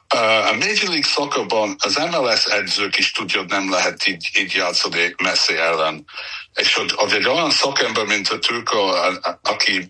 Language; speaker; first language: Hungarian; non-native, learner; English